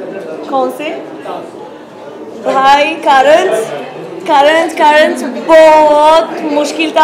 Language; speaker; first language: Hindi; non-native, learner; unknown